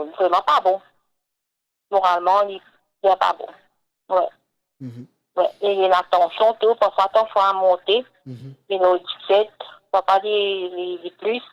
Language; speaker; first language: French; non-native, local second language; Morisyen